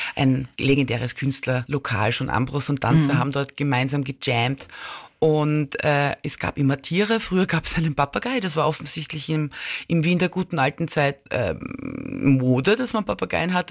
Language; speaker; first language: German; native; German